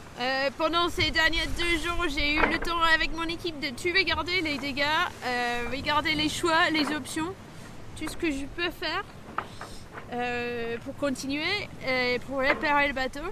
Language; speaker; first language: French; non-native, fluent; English